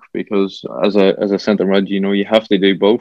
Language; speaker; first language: English; native; English